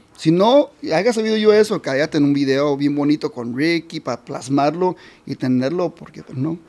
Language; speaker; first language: Spanish; early bilingual, heritage; Spanish